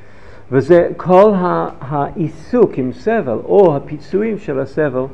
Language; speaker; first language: Hebrew; non-native, fluent; English